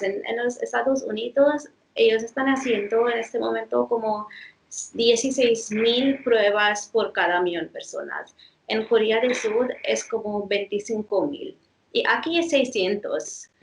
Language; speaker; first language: Spanish; non-native, fluent; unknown